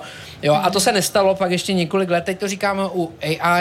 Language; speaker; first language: Czech; native; Czech